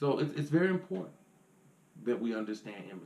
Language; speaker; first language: English; native; English